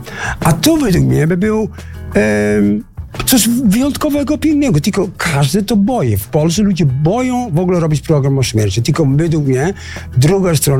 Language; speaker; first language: Polish; non-native, learner; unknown